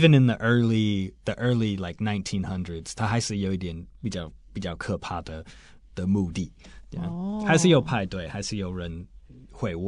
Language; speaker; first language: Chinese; non-native, fluent; English